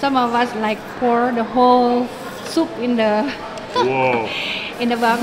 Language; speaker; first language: English; non-native, fluent; Indonesian